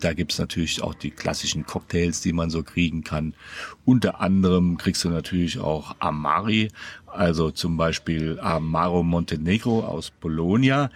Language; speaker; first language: German; native; German